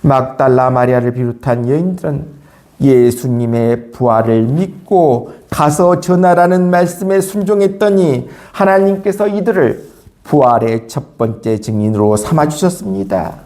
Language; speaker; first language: Korean; native; Korean